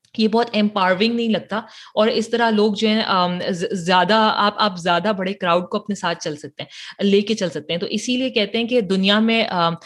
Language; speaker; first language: Urdu; native; Urdu